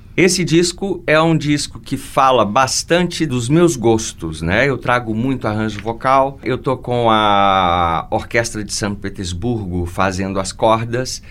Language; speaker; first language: Portuguese; early bilingual, other home language; Spanish